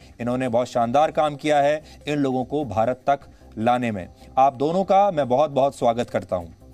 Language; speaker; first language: Hindi; native; Hindi